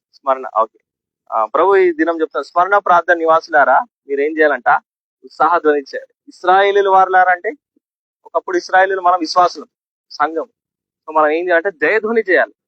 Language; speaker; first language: Telugu; non-native, local second language; Kannada